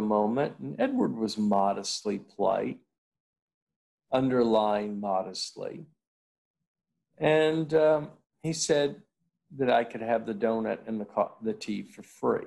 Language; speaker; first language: English; native; English